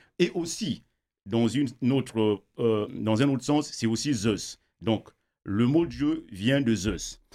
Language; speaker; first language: French; non-native, local second language; Kongo